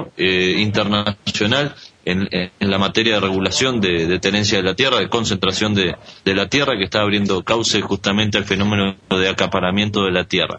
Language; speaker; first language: Spanish; native; Spanish